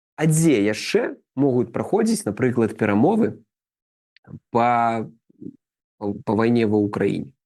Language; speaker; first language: Belarusian; native; Belarusian